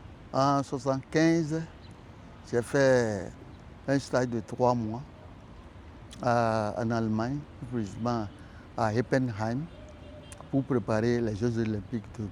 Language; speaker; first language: French; non-native, local second language; Ewe